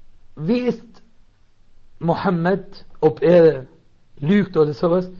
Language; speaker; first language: German; non-native, fluent; Arabic